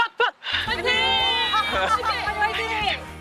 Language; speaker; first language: Korean; non-native, learner; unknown